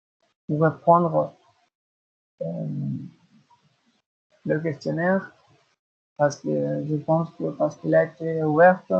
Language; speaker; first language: French; non-native, learner; Spanish